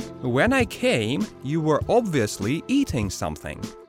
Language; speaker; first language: English; non-native, fluent; Russian